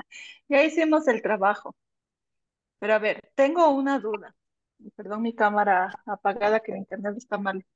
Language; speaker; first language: Spanish; native; Spanish